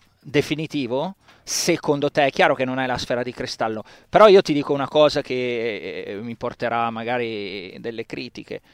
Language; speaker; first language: Italian; native; Italian